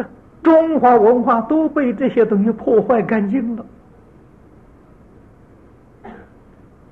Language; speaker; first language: Chinese; native; Chinese